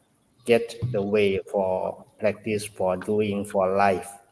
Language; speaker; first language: English; non-native, learner; Thai